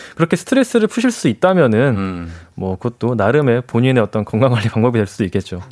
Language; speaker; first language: Korean; native; Korean